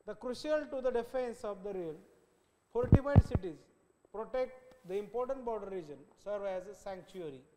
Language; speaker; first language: English; non-native, local second language; Marathi